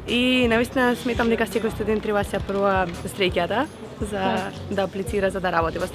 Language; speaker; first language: Macedonian; native; Macedonian